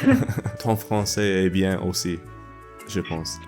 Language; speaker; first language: French; non-native, learner; English